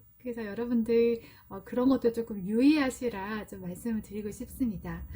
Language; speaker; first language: Korean; native; Korean